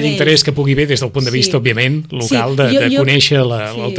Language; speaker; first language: Catalan; native; Catalan